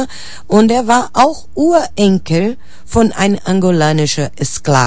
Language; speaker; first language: German; non-native, learner; Portuguese